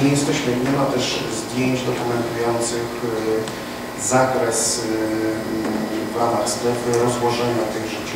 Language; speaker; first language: Polish; native; Polish